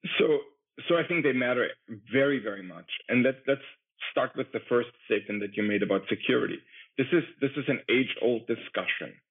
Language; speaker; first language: English; non-native, fluent; German